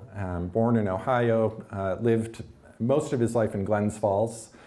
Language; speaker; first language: English; native; English